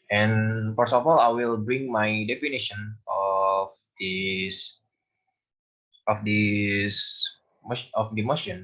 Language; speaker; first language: English; non-native, learner; Indonesian